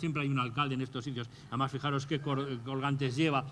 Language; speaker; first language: Spanish; native; Spanish